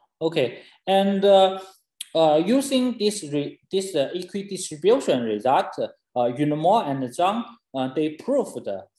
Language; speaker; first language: English; non-native, fluent; Chinese